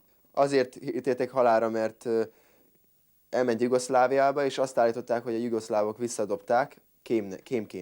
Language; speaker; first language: Hungarian; native; Hungarian